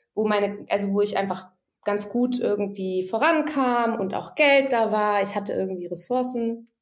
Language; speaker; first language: German; native; German